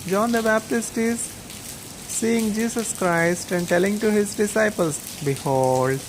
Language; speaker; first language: English; non-native, local second language; Telugu